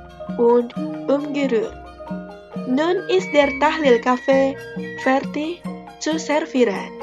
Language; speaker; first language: German; non-native, fluent; Indonesian